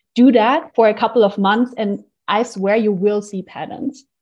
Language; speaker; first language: English; non-native, fluent; German